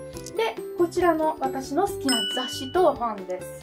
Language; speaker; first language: Japanese; non-native, fluent; Italian